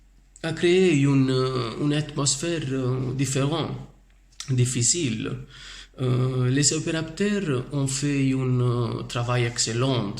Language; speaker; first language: French; non-native, learner; Italian